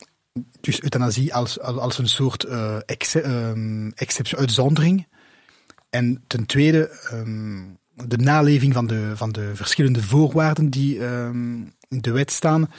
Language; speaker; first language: Dutch; non-native, local second language; French